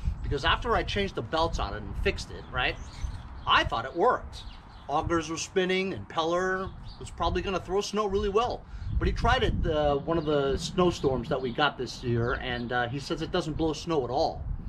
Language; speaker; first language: English; native; English